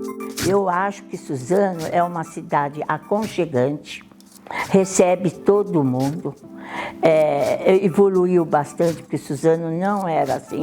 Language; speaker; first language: Portuguese; early bilingual, other home language; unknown